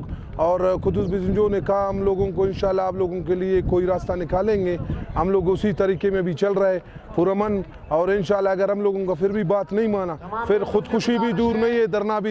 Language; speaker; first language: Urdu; non-native, local second language; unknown